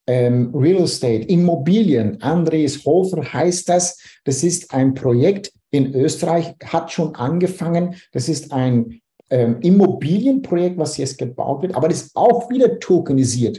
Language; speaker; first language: German; non-native, fluent; Dutch